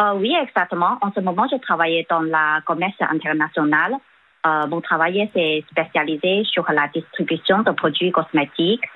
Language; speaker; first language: French; non-native, fluent; Chinese